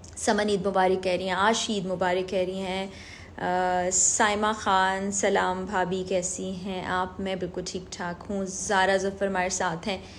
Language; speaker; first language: Urdu; native; Urdu